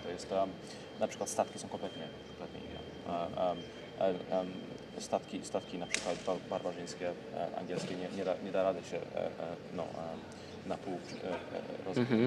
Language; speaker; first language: Polish; early bilingual, heritage; Polish